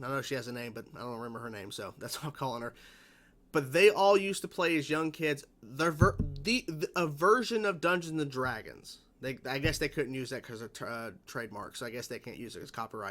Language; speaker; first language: English; native; English